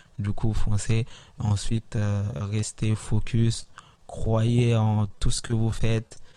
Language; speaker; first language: French; early bilingual, other home language; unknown